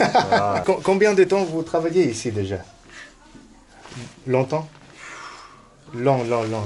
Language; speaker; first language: French; non-native, learner; Spanish